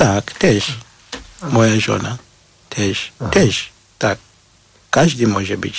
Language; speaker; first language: Polish; non-native, learner; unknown